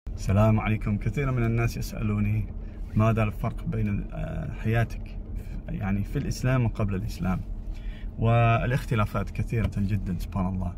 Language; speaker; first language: Arabic; non-native, learner; English